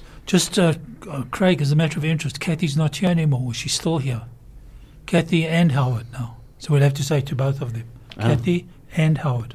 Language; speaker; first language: English; native; English